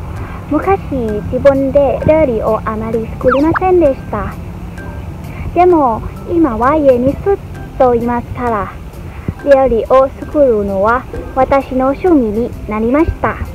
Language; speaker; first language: Japanese; non-native, learner; Thai